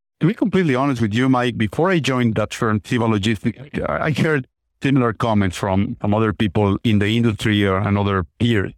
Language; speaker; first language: English; non-native, fluent; Spanish